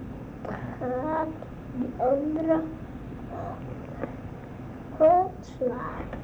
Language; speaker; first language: Dutch; early bilingual, other home language; Arabic